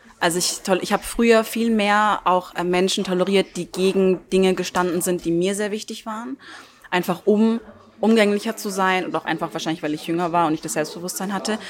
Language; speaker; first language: German; early bilingual, other home language; Turkish